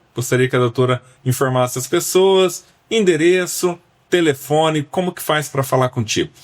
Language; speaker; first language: Portuguese; native; Portuguese